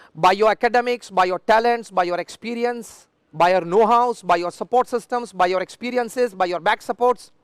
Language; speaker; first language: English; non-native, local second language; Gujarati